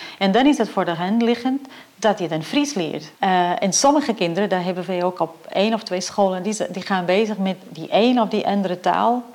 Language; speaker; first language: Dutch; non-native, fluent; Portuguese